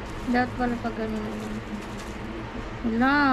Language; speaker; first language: Filipino; native; Filipino